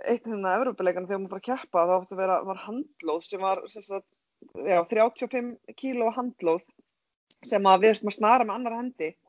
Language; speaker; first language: Icelandic; native; Icelandic